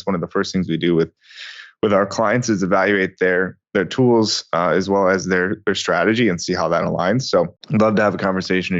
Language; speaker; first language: English; native; English